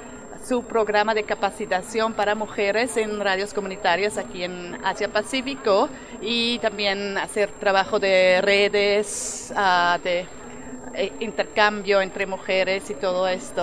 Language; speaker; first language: Spanish; non-native, fluent; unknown